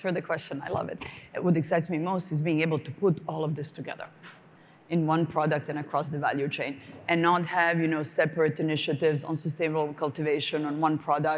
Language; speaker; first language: English; non-native, fluent; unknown